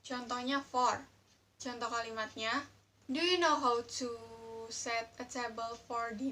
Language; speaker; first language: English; non-native, learner; Indonesian